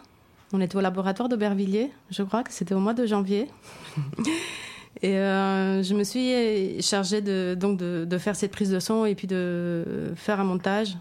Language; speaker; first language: French; non-native, fluent; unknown